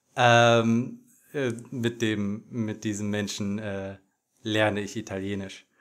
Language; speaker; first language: German; native; German